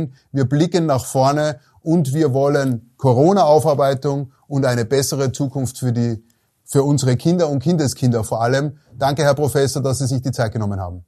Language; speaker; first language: German; native; German